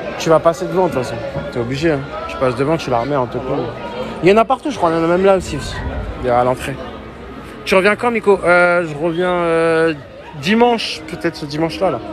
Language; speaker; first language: French; early bilingual, other home language; Arabic